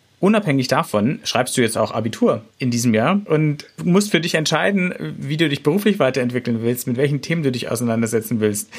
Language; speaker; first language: German; native; German